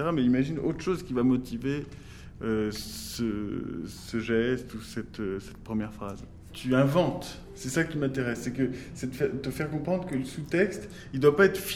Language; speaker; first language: French; native; French